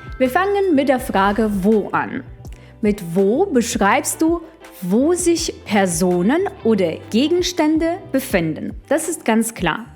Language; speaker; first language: German; non-native, fluent; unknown